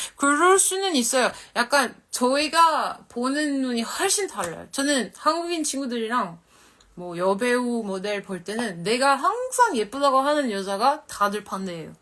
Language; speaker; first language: Korean; non-native, fluent; French